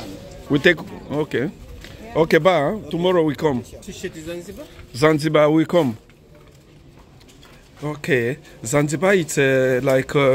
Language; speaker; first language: English; non-native, learner; Lingala